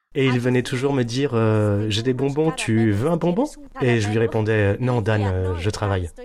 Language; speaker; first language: French; non-native, fluent; Spanish